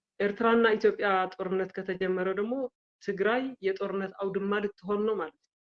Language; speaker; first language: Amharic; non-native, local second language; Tigrinya